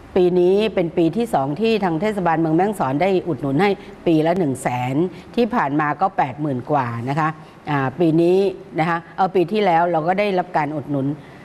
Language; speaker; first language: Thai; native; Thai